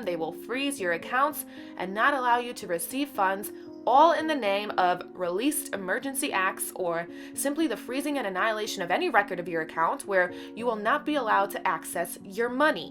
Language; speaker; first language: English; native; English